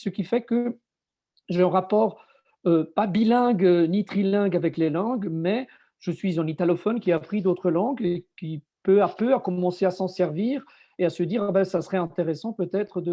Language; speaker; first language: French; non-native, local second language; Italian